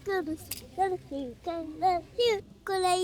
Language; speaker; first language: Japanese; native; Japanese